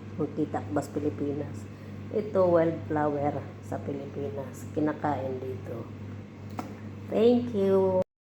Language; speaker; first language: Filipino; non-native, local second language; Northern Hindko